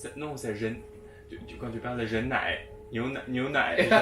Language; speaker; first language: French; non-native, fluent; Chinese